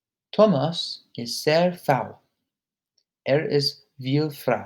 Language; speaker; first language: German; non-native, learner; English